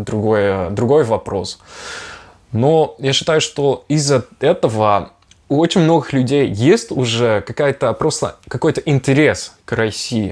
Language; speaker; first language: Russian; non-native, fluent; Dutch